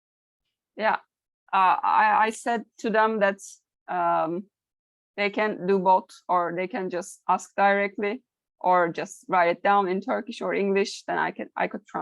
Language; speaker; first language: English; non-native, fluent; Turkish